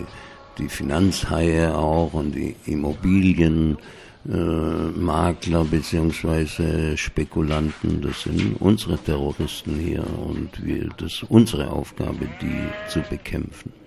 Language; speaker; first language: German; native; German